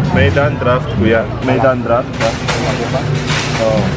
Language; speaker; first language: Filipino; non-native, learner; Arabic